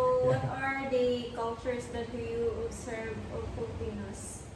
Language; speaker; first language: English; non-native, local second language; Filipino